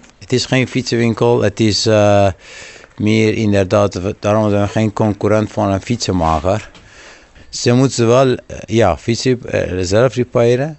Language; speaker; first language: Dutch; non-native, fluent; Persian